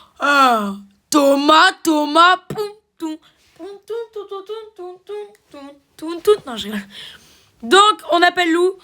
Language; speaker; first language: French; native; French